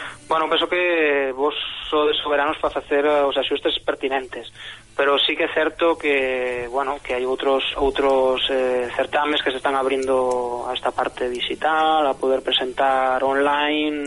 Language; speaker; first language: Galician; non-native, local second language; Spanish